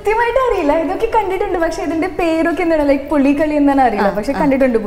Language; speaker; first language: Malayalam; non-native, local second language; Hindi